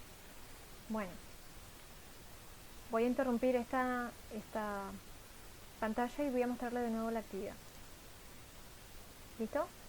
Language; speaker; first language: Spanish; native; Spanish